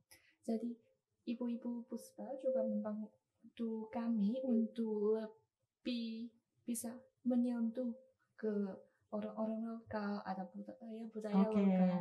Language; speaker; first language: Indonesian; non-native, learner; Chinese